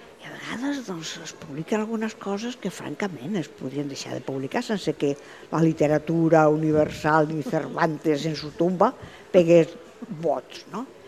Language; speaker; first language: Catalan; non-native, local second language; Spanish